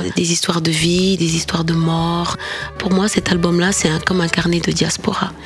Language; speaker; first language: French; non-native, local second language; Wolof